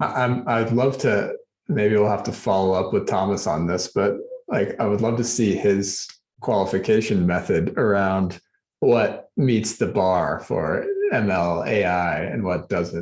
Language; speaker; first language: English; native; English